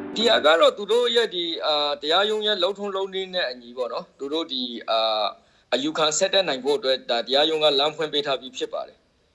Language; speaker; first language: Burmese; native; Burmese